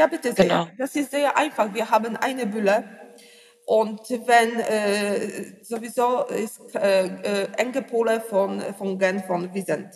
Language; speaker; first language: German; non-native, learner; Polish